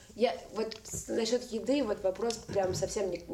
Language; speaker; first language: Russian; native; Russian